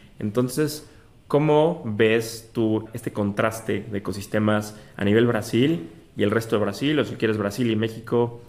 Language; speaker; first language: Spanish; native; Spanish